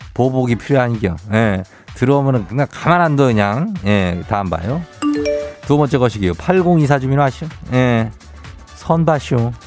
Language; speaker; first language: Korean; native; Korean